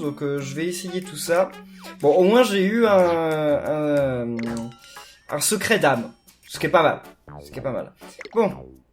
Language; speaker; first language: French; native; French